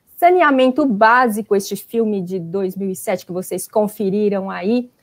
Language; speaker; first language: Portuguese; native; Portuguese